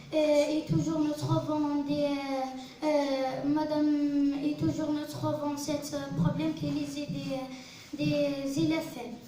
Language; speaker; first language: French; non-native, learner; Arabic